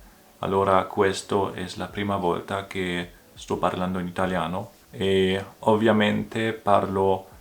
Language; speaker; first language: Italian; non-native, learner; German